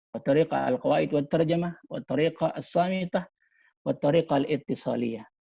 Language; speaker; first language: Arabic; non-native, fluent; Indonesian